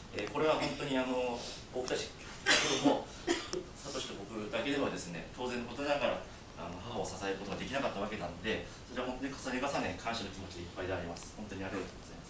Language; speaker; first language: Japanese; native; Japanese